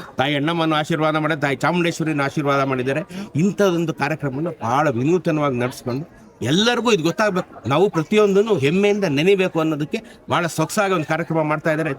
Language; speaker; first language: Kannada; native; Kannada